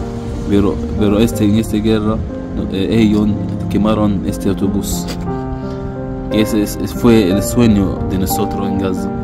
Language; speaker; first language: Spanish; non-native, fluent; Arabic